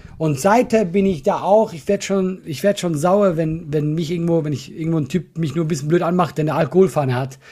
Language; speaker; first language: German; non-native, fluent; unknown